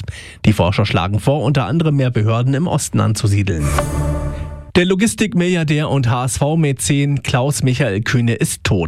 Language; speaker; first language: German; native; German